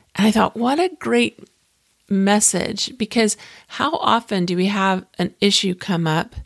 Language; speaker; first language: English; native; English